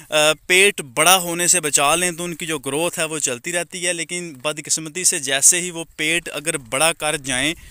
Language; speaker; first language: Urdu; non-native, local second language; Punjabi